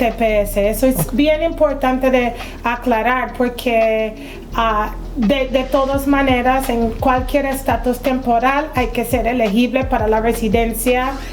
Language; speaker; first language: Spanish; non-native, fluent; English